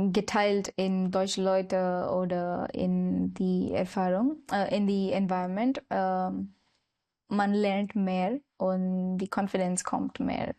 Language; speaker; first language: German; non-native, learner; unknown